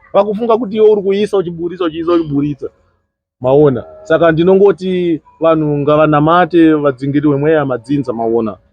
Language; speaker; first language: Shona; non-native, local second language; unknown